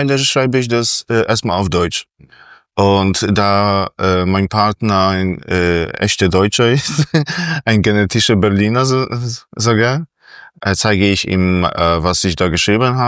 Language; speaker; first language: German; non-native, fluent; Polish